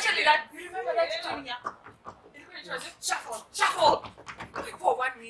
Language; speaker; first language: English; non-native, local second language; Swahili